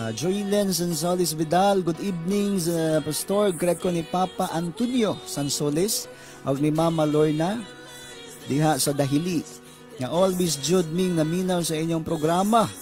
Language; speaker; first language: Cebuano; native; Cebuano